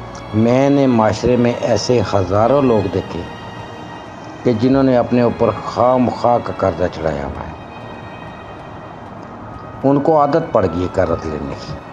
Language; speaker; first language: Urdu; native; Urdu